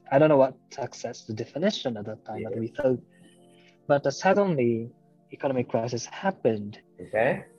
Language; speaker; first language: English; non-native, fluent; Japanese